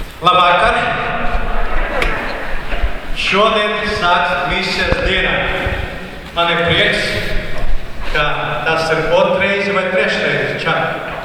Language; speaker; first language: Latvian; non-native, learner; Portuguese